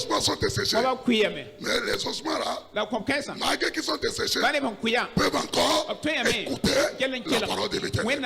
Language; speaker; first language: French; non-native, local second language; Fon